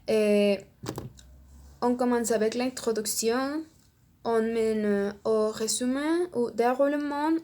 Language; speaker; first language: French; non-native, learner; Spanish